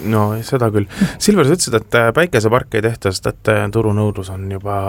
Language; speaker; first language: Estonian; native; Estonian